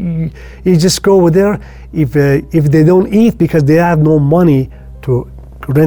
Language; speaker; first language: English; non-native, fluent; Persian